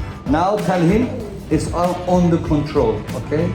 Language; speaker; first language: English; non-native, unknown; Turkish